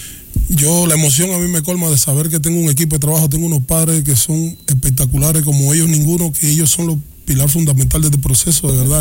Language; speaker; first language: Spanish; native; Spanish